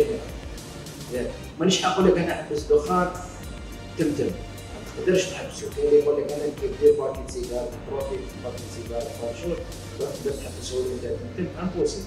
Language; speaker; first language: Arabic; native; Arabic